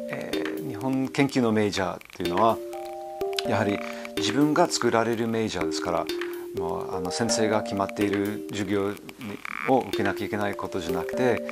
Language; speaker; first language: Japanese; non-native, fluent; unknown